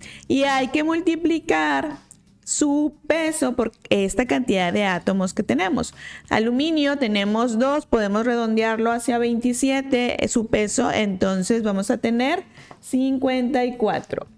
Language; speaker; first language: Spanish; native; Spanish